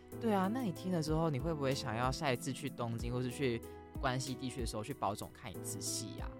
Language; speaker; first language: Chinese; native; Chinese